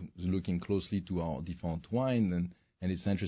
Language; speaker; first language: English; non-native, fluent; French